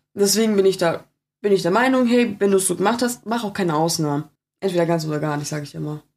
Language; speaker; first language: German; early bilingual, other home language; Turkish